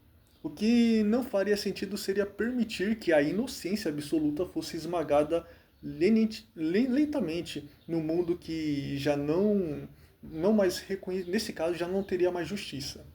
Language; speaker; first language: Portuguese; native; Portuguese